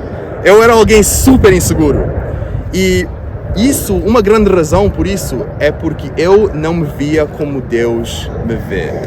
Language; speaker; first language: Portuguese; non-native, fluent; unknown